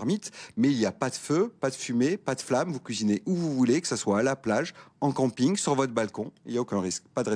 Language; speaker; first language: French; native; French